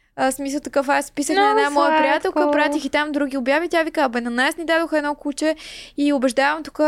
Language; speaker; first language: Bulgarian; native; Bulgarian